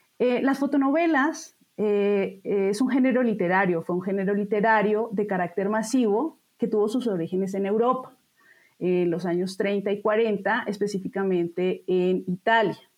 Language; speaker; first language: Spanish; native; Spanish